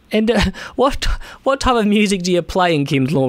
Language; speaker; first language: English; native; English